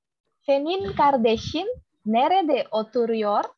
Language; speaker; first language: Turkish; non-native, fluent; Indonesian